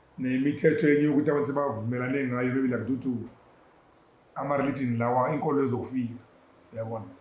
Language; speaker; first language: Zulu; native; Zulu